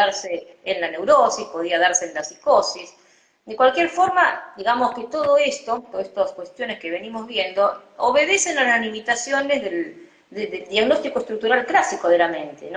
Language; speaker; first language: Spanish; native; Spanish